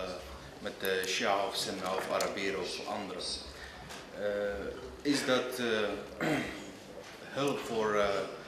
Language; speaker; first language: Dutch; non-native, learner; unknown